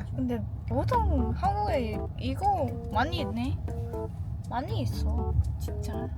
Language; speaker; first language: Korean; non-native, learner; Vietnamese